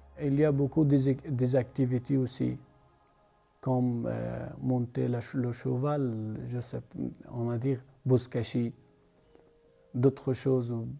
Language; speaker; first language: French; non-native, learner; Persian